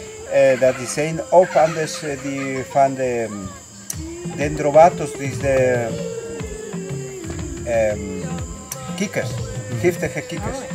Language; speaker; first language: Dutch; non-native, fluent; Spanish